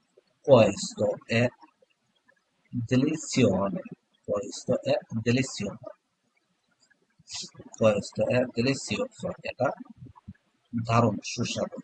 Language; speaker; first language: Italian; non-native, learner; Bangla